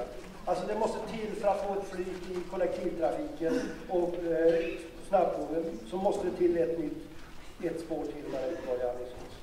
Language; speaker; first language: Swedish; native; Swedish